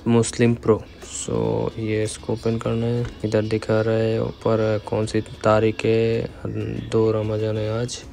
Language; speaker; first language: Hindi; non-native, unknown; Bangla